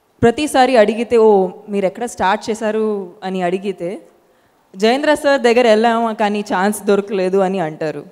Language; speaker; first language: Telugu; non-native, fluent; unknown